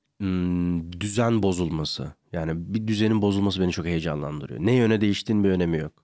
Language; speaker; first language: Turkish; native; Turkish